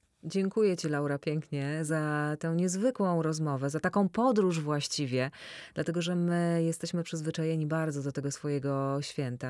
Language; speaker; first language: Polish; native; Polish